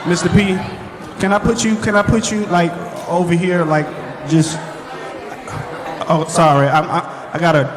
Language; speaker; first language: English; native; English